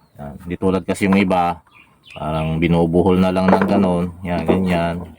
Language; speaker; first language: Filipino; non-native, local second language; Iloko